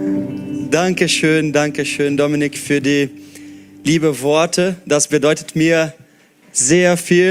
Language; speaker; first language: German; non-native, fluent; Portuguese